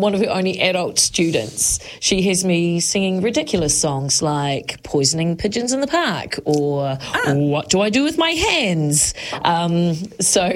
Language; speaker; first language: English; native; English